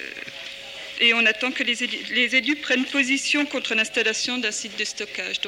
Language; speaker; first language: French; native; French